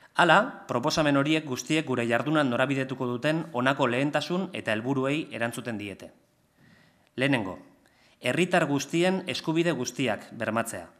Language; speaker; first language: Basque; non-native, local second language; Spanish